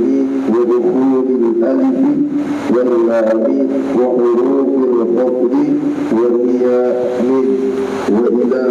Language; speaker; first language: Arabic; non-native, learner; Indonesian